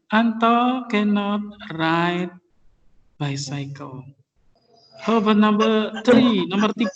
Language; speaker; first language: English; non-native, fluent; Indonesian